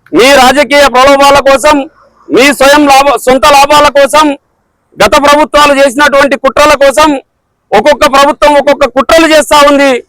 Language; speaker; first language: Telugu; non-native, local second language; Lambadi